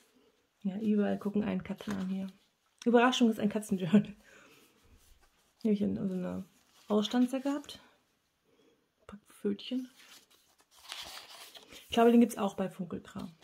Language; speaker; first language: German; native; German